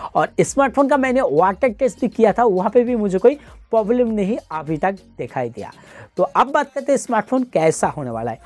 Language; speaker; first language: Hindi; non-native, local second language; Bangla